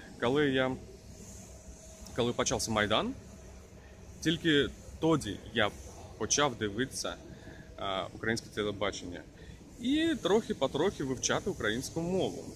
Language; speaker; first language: Ukrainian; non-native, local second language; Russian